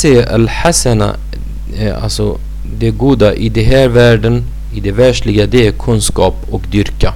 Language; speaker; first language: Swedish; non-native, fluent; Arabic